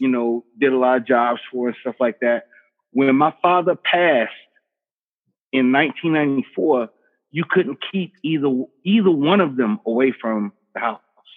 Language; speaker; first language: English; native; English